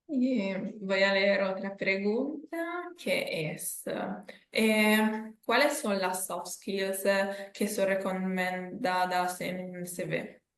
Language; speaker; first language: Spanish; non-native, fluent; Italian